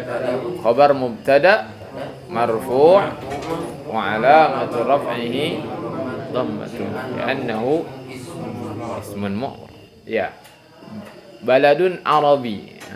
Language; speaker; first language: Arabic; non-native, fluent; Sundanese